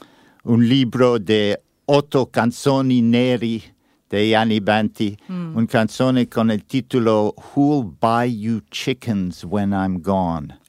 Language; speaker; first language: Italian; non-native, learner; English